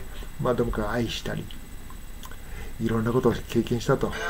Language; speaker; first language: Japanese; native; Japanese